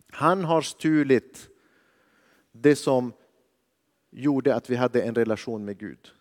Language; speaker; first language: Swedish; non-native, fluent; Arabic